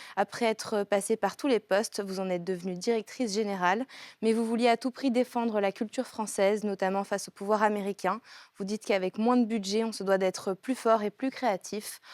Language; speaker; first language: French; native; French